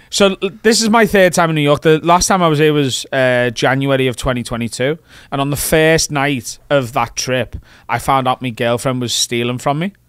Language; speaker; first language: English; native; English